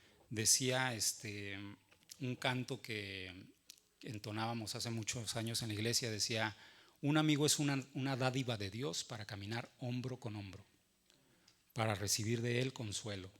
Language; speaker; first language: Spanish; native; Spanish